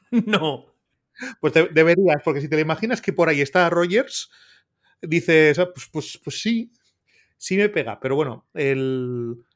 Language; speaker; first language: Spanish; native; Spanish